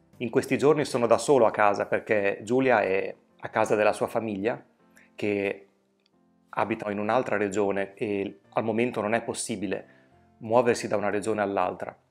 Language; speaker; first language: Italian; native; Italian